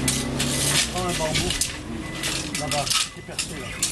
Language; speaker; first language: French; native; French